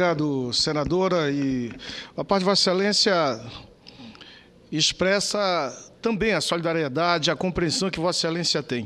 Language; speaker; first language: Portuguese; native; Portuguese